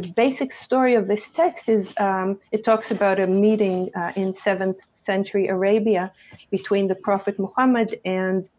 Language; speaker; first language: English; early bilingual, other home language; Hebrew